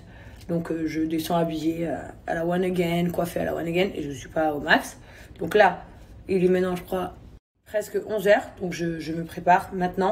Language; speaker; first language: French; native; French